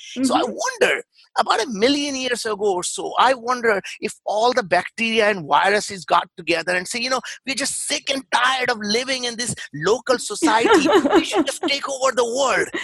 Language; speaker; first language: English; non-native, local second language; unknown